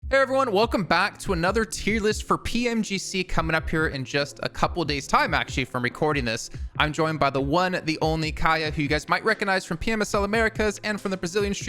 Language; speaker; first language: English; native; English